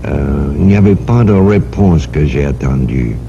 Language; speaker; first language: French; non-native, learner; English